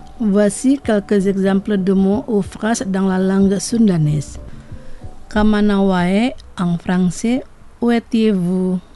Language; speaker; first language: French; non-native, fluent; Indonesian